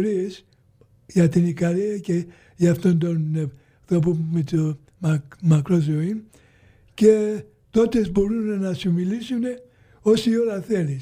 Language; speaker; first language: Greek; early bilingual, other home language; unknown